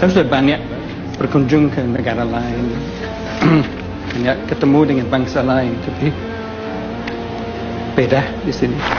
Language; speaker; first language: Indonesian; non-native, fluent; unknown